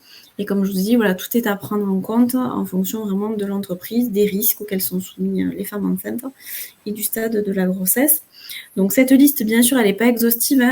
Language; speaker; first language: French; native; French